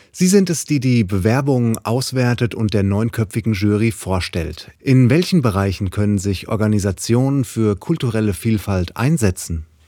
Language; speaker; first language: German; native; German